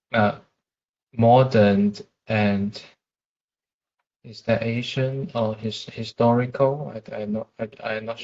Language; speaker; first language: English; non-native, fluent; Chinese